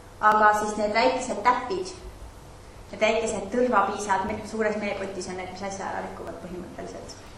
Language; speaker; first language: Estonian; non-native, fluent; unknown